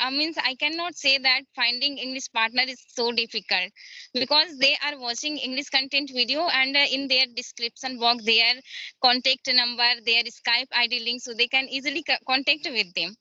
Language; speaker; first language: English; non-native, learner; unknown